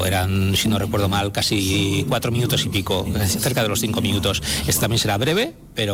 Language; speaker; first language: Spanish; native; Spanish